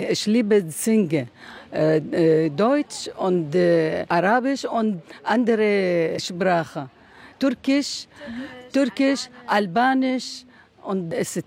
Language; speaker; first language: German; non-native, learner; Arabic